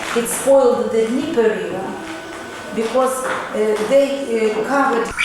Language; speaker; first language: English; non-native, fluent; Ukrainian